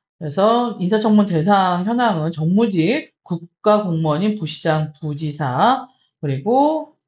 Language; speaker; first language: Korean; native; Korean